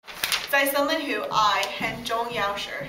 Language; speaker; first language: Chinese; non-native, learner; English